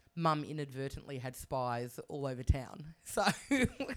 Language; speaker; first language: English; native; English